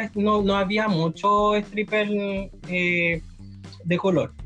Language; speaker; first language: Spanish; non-native, fluent; Haitian Creole